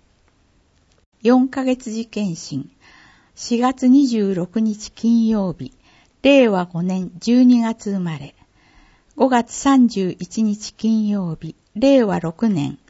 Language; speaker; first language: Japanese; native; Japanese